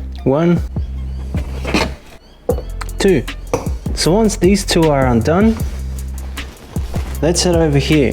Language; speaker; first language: English; native; English